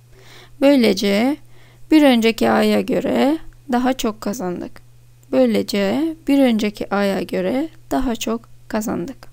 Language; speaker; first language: Turkish; non-native, fluent; Russian